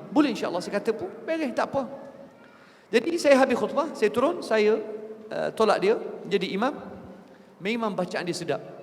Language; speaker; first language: Malay; non-native, fluent; Arabic